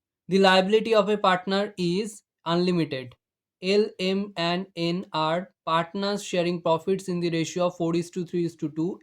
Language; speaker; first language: English; non-native, local second language; Bangla